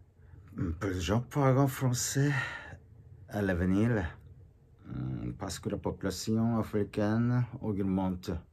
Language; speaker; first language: French; non-native, learner; Japanese